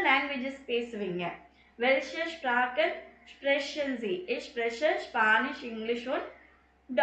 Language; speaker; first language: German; non-native, fluent; Tamil